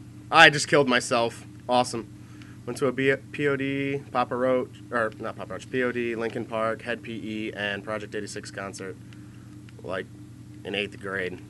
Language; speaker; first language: English; native; English